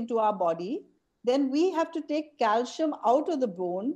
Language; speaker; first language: English; non-native, local second language; Hindi